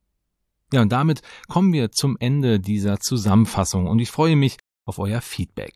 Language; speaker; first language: German; native; German